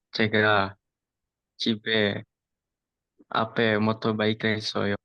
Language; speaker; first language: Korean; non-native, learner; Indonesian